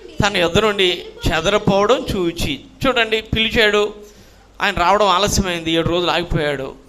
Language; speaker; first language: Telugu; native; Telugu